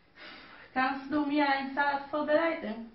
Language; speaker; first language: German; non-native, learner; Spanish